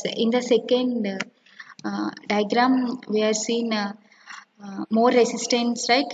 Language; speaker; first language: English; non-native, local second language; Telugu